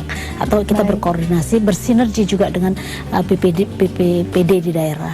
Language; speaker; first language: Indonesian; native; Indonesian